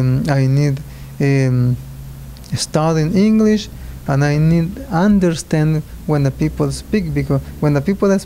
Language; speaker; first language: English; non-native, learner; Spanish